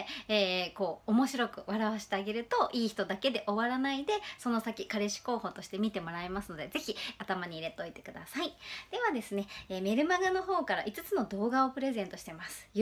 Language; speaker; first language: Japanese; native; Japanese